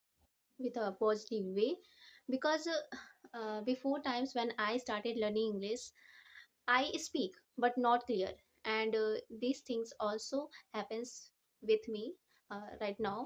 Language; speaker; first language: English; non-native, learner; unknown